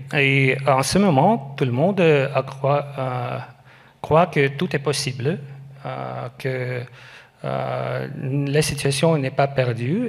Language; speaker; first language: French; non-native, learner; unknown